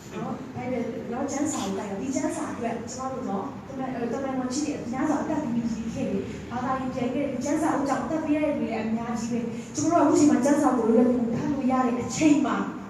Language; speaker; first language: Burmese; non-native, local second language; Hakha Chin